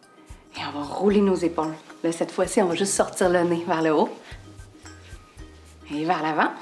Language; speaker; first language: French; native; French